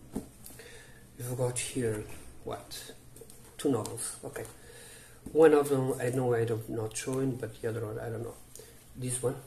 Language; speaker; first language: English; non-native, learner; Portuguese